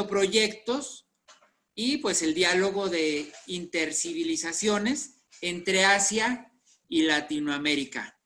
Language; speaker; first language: Spanish; native; Spanish